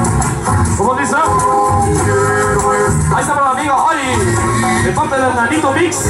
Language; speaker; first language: Spanish; native; Spanish